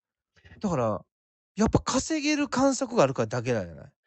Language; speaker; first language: Japanese; native; Japanese